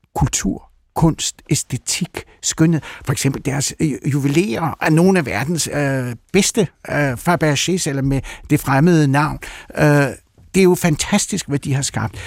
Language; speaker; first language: Danish; early bilingual, other home language; Russian